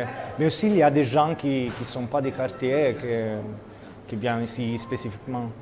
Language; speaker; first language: French; non-native, fluent; Italian